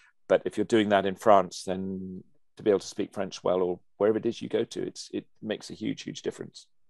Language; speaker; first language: English; native; English